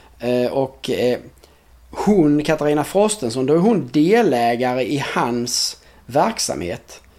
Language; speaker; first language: Swedish; native; Swedish